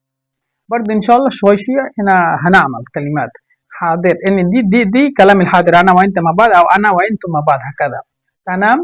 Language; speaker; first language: Arabic; non-native, fluent; Bangla